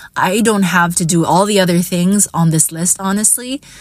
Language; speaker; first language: English; non-native, local second language; Hiligaynon